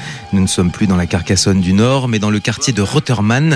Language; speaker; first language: French; native; French